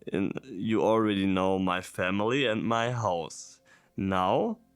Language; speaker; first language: English; non-native, fluent; German